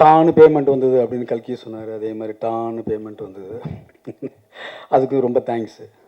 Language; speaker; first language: Tamil; native; Tamil